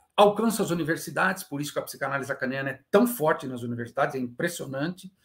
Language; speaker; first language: Portuguese; native; Portuguese